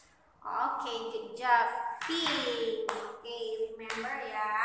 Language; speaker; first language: English; non-native, learner; Indonesian